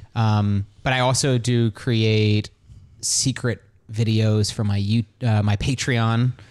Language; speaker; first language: English; native; English